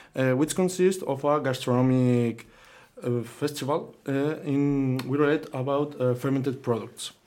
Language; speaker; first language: English; non-native, learner; Catalan